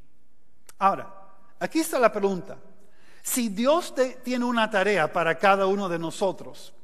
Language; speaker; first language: Spanish; non-native, fluent; English